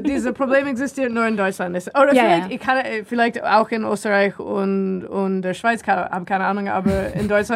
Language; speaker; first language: German; non-native, learner; English